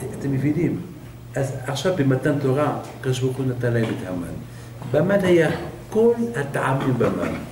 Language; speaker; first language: Hebrew; non-native, fluent; Arabic